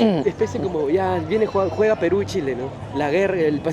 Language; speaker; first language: Spanish; native; Spanish